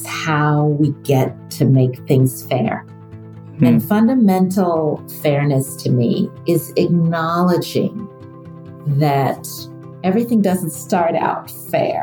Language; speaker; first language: English; native; English